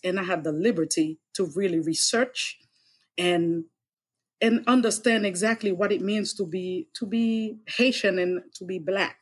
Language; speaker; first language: English; non-native, fluent; Haitian Creole